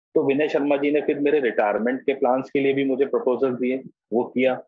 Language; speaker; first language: Hindi; native; Hindi